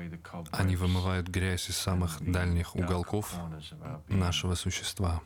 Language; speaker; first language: Russian; native; Russian